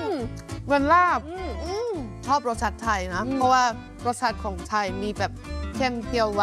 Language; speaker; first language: Thai; non-native, fluent; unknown